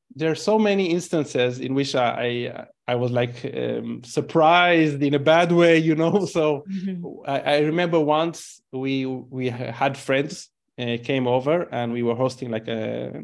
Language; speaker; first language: English; non-native, fluent; Hebrew